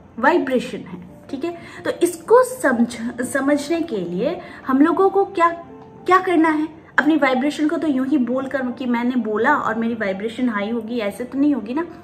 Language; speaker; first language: Hindi; non-native, local second language; Bangla